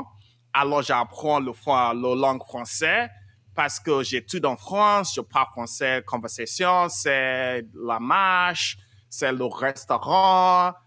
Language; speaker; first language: French; non-native, learner; Yoruba